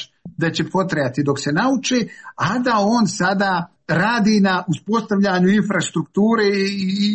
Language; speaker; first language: Serbian; native; Serbian